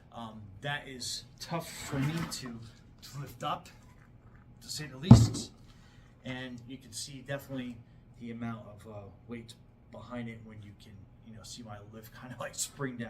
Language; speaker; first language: English; native; English